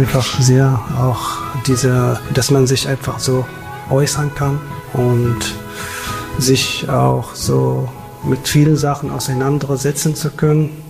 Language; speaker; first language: German; non-native, fluent; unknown